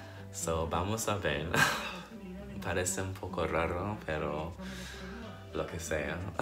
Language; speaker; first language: Spanish; non-native, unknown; English